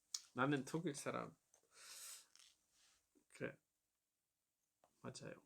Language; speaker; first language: Korean; non-native, learner; German